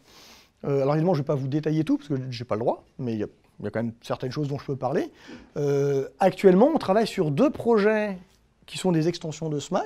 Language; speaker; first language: French; native; French